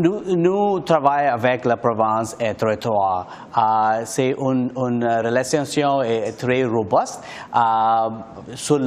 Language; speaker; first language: French; non-native, learner; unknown